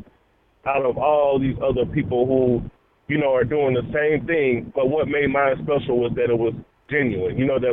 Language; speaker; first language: English; native; English